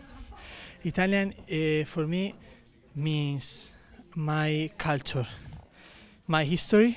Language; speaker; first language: English; non-native, fluent; Italian